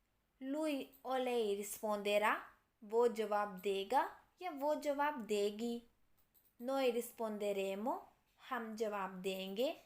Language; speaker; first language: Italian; non-native, fluent; Urdu